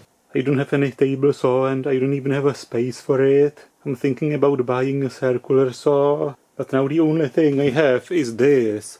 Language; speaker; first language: English; non-native, fluent; Czech